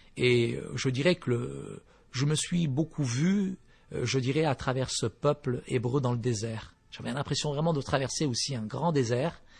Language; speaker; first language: French; early bilingual, other home language; Berber languages